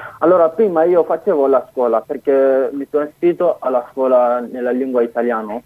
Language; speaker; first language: Italian; non-native, learner; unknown